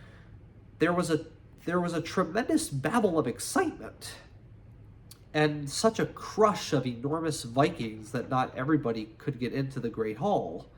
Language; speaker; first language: English; native; English